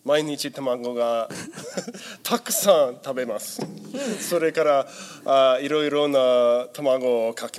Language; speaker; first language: Japanese; non-native, learner; English